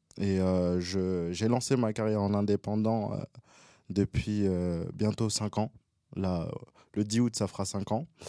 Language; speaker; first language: French; early bilingual, other home language; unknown